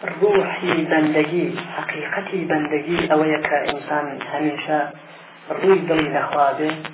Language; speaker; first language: Central Kurdish; non-native, local second language; Gurani